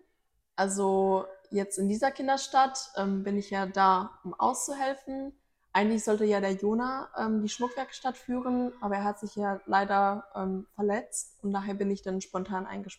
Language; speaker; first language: German; native; German